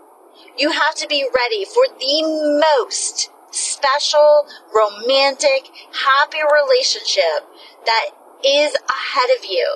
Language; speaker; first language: English; native; English